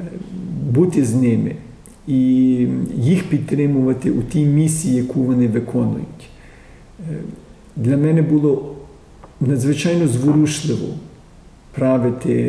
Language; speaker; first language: Ukrainian; early bilingual, heritage; Ukrainian